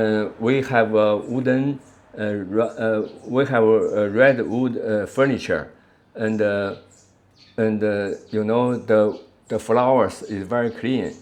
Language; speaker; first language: English; non-native, learner; Chinese